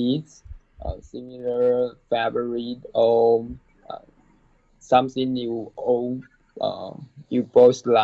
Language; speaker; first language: English; non-native, learner; Chinese